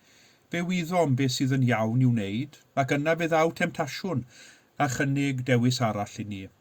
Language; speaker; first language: Welsh; native; Welsh